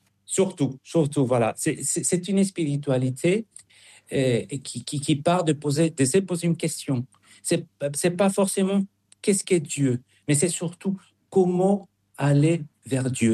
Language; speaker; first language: French; non-native, fluent; Spanish